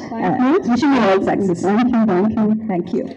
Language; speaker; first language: Tamil; native; Tamil